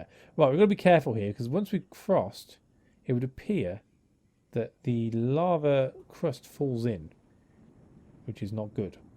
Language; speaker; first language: English; native; English